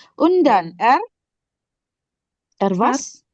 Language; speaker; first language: German; non-native, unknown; Indonesian